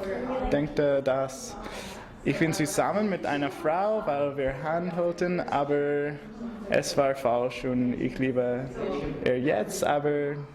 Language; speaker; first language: German; non-native, learner; English